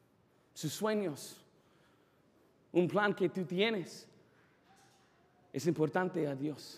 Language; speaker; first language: Spanish; non-native, fluent; English